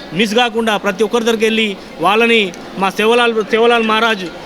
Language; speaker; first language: Telugu; non-native, local second language; Lambadi